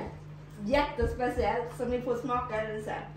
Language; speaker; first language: Swedish; non-native, learner; Vietnamese